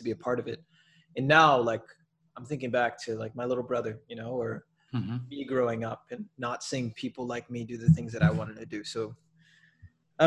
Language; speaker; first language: English; native; English